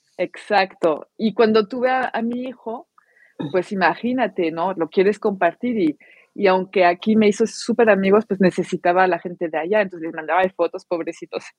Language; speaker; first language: Spanish; non-native, fluent; French